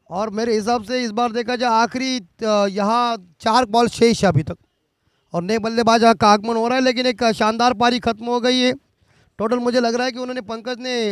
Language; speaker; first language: Hindi; non-native, local second language; Marathi